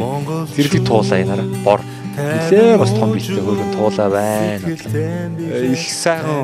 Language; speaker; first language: Mongolian; native; Mongolian